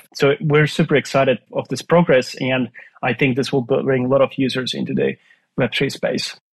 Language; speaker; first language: English; non-native, fluent; Finnish